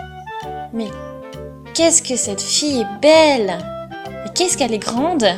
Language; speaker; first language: French; non-native, fluent; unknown